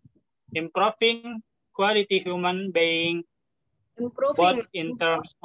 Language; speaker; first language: English; non-native, learner; Indonesian